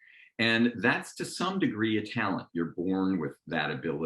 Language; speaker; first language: English; native; English